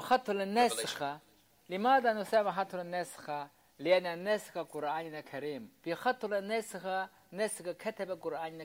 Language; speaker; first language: Arabic; non-native, learner; Chinese